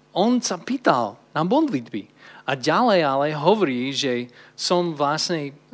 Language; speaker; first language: Slovak; non-native, fluent; English